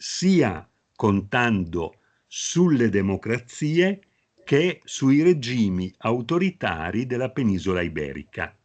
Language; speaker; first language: Italian; native; Italian